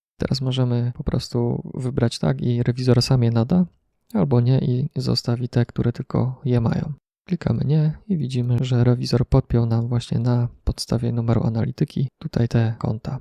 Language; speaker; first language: Polish; native; Polish